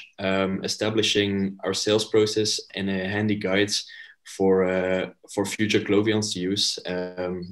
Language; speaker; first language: English; non-native, fluent; Dutch